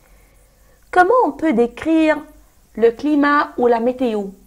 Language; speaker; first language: French; non-native, fluent; Arabic